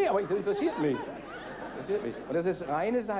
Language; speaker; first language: German; native; German